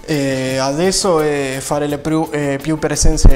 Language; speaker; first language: Italian; non-native, learner; Spanish